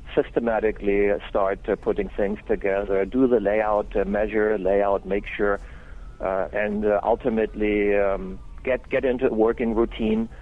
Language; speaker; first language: English; non-native, fluent; German